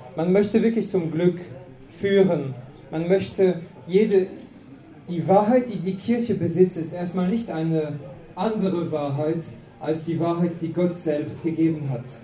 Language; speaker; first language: German; non-native, fluent; French